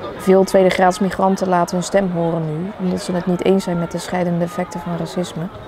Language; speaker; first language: Dutch; early bilingual, other home language; Vietnamese